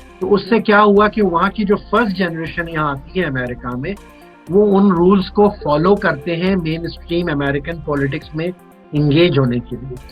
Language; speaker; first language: Urdu; native; Urdu